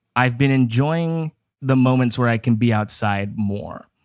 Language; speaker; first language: English; native; English